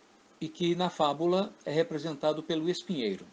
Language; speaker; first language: Portuguese; native; Portuguese